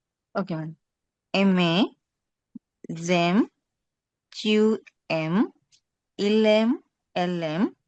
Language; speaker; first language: French; non-native, learner; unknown